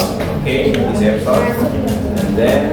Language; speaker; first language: English; non-native, fluent; Indonesian